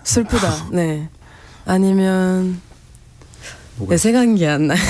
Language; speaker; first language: Korean; non-native, fluent; French